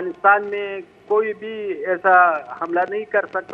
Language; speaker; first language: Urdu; non-native, fluent; Pashto